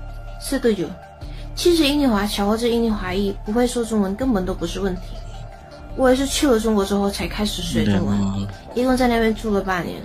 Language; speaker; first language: Chinese; non-native, fluent; Indonesian